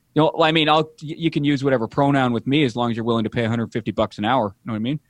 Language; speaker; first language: English; native; English